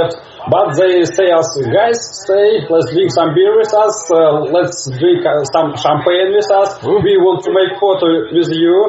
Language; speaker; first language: English; non-native, learner; Russian